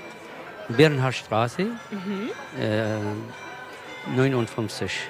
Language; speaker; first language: German; non-native, learner; Kurdish